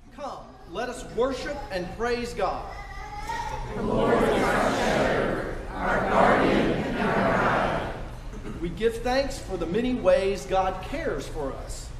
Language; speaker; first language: English; native; English